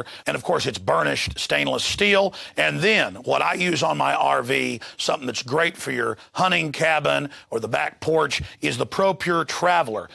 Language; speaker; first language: English; native; English